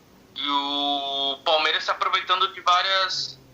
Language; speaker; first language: Portuguese; native; Portuguese